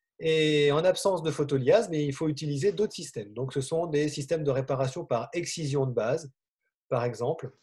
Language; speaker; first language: French; native; French